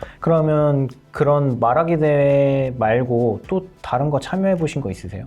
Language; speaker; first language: Korean; native; Korean